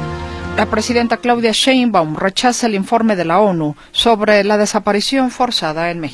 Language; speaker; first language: Spanish; native; Spanish